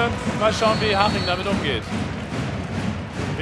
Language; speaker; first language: German; native; German